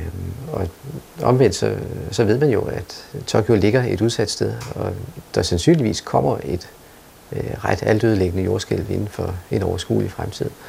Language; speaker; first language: Danish; native; Danish